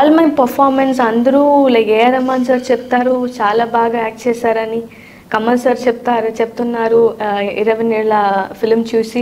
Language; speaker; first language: Telugu; non-native, learner; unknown